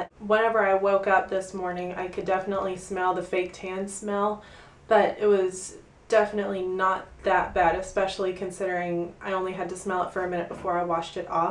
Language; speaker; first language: English; native; English